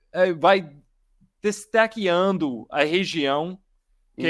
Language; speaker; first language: Portuguese; non-native, learner; English